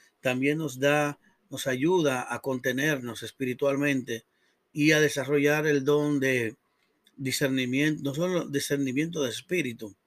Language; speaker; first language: Spanish; native; Spanish